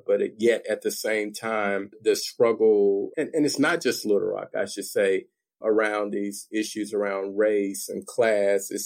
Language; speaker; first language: English; native; English